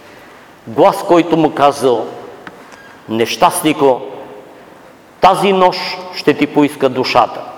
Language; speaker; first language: Bulgarian; native; Bulgarian